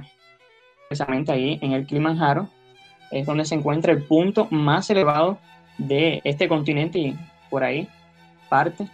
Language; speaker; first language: Spanish; native; Spanish